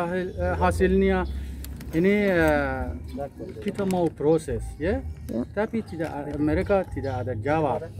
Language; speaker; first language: Indonesian; non-native, learner; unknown